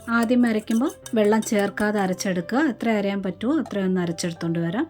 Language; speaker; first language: Malayalam; native; Malayalam